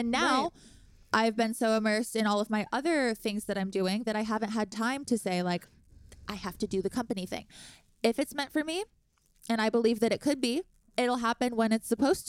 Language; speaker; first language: English; native; English